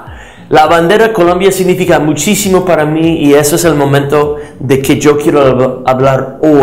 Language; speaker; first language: Spanish; non-native, fluent; English